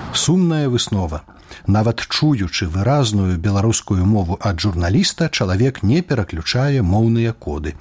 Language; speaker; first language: Belarusian; native; Belarusian